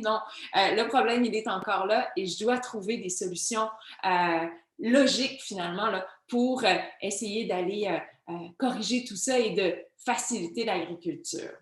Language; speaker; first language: French; native; French